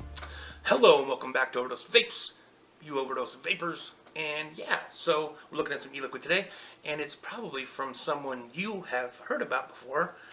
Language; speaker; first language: English; native; English